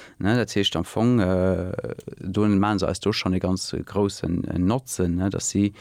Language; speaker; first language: Luxembourgish; native; Luxembourgish